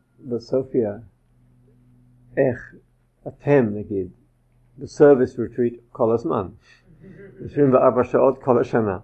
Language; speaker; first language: Hebrew; non-native, fluent; English